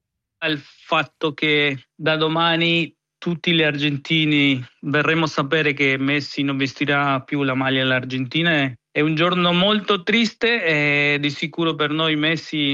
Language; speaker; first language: Italian; non-native, fluent; Spanish